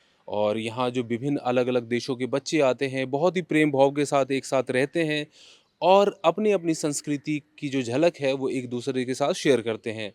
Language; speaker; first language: Hindi; native; Hindi